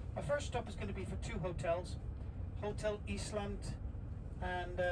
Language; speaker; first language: English; non-native, fluent; Icelandic